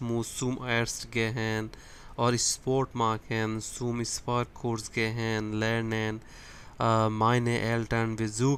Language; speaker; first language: German; non-native, fluent; Bangla